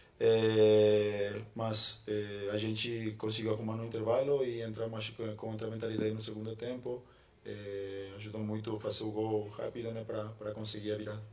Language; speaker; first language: Portuguese; non-native, fluent; Spanish